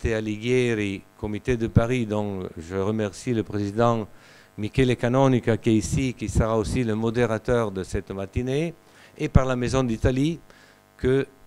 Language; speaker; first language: French; non-native, fluent; Italian